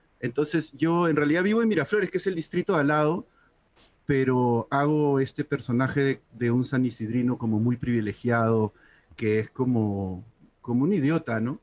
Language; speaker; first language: Spanish; native; Spanish